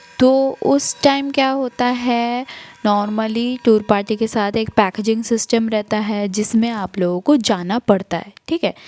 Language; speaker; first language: Hindi; non-native, local second language; Bangla